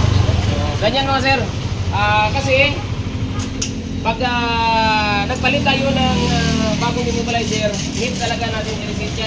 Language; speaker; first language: Filipino; native; Filipino